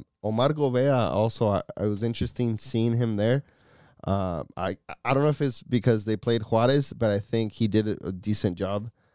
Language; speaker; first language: English; early bilingual, other home language; Spanish